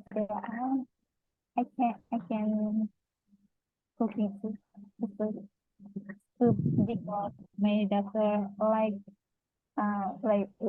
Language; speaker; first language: English; non-native, learner; Indonesian